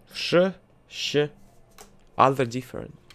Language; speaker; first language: English; non-native, learner; Russian